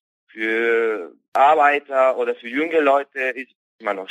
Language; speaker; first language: German; non-native, fluent; Spanish